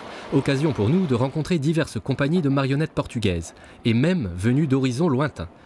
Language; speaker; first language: French; native; French